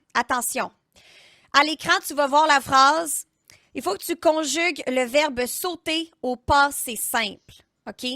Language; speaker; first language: French; native; French